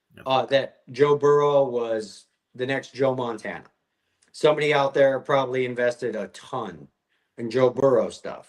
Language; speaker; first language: English; native; English